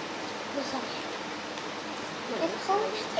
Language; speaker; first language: Spanish; native; Spanish